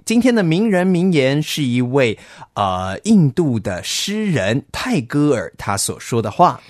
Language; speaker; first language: Chinese; native; Chinese